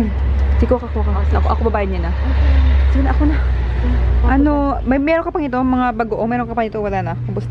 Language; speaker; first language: Filipino; non-native, learner; English